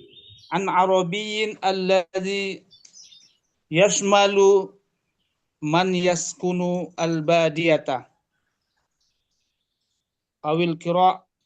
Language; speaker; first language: Arabic; non-native, learner; Indonesian